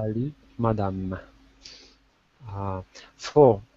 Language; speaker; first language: French; non-native, learner; Russian